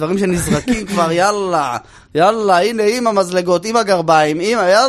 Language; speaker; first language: Hebrew; native; Hebrew